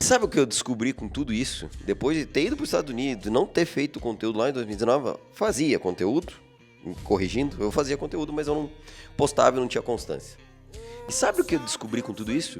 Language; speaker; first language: Portuguese; native; Portuguese